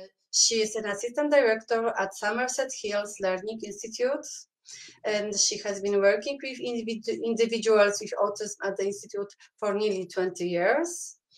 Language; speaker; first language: English; non-native, fluent; Polish